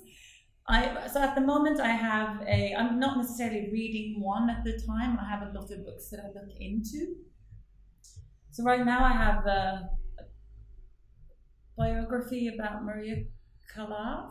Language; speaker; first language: English; non-native, fluent; Norwegian